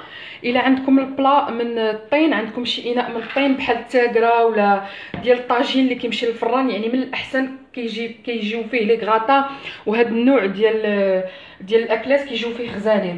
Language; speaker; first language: Arabic; native; Arabic